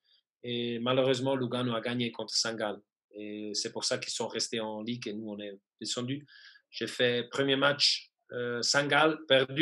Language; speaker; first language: French; non-native, fluent; German